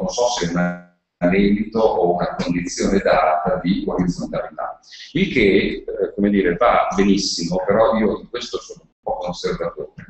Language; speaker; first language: Italian; native; Italian